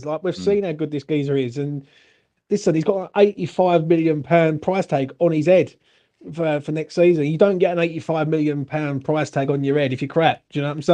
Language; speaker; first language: English; native; English